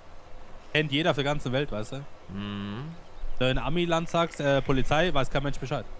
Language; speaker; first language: German; native; German